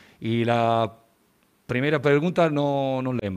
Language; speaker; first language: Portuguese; non-native, learner; Spanish